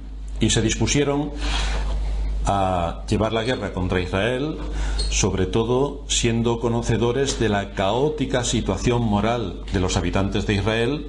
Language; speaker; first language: Spanish; native; Spanish